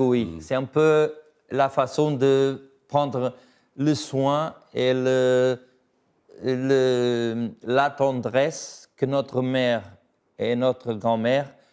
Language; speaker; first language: French; non-native, fluent; Portuguese